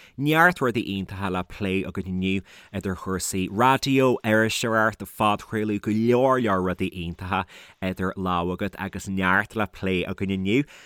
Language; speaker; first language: Irish; native; Irish